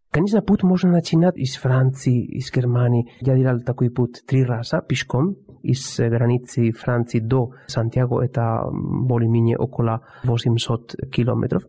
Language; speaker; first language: Russian; non-native, fluent; Spanish